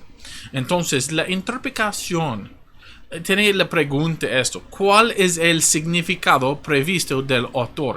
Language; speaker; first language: Spanish; non-native, fluent; English